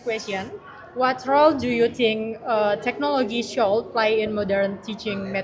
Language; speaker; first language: English; non-native, learner; Indonesian